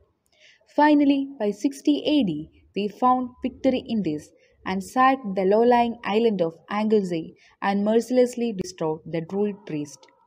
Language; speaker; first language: English; non-native, local second language; Malayalam